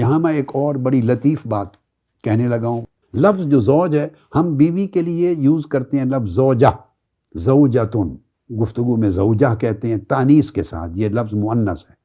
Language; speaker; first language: Urdu; non-native, local second language; Punjabi